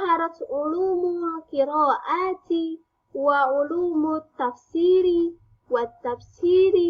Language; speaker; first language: Arabic; non-native, fluent; Indonesian